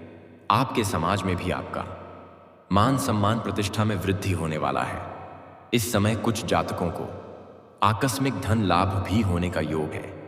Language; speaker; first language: Hindi; native; Hindi